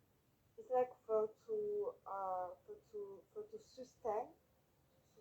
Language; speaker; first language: English; non-native, learner; French